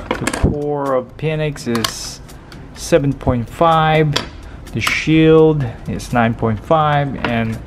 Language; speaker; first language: English; non-native, local second language; Chinese